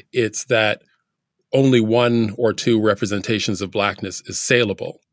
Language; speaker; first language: English; native; English